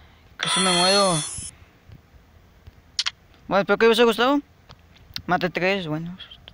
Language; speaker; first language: Spanish; native; Spanish